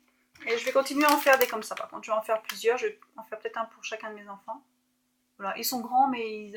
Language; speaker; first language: French; native; French